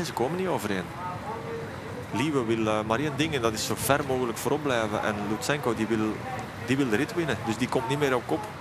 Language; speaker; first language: Dutch; native; Dutch